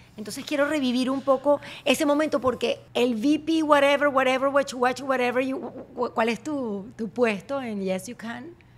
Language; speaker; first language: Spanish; native; Spanish